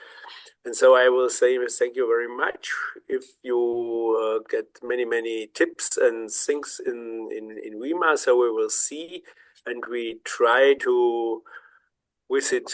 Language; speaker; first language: English; non-native, learner; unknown